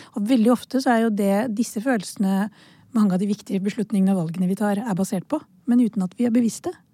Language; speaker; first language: Norwegian; early bilingual, other home language; Urdu